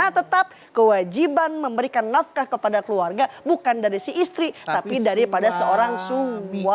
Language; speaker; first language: Indonesian; native; Indonesian